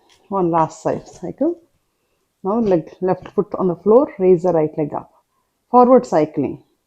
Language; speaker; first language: English; non-native, local second language; Telugu